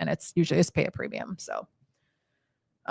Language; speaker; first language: English; native; English